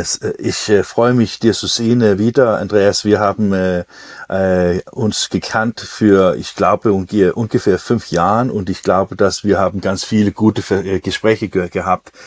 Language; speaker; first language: German; non-native, learner; Danish